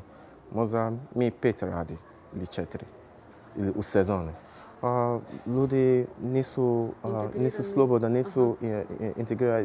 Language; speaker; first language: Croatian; non-native, learner; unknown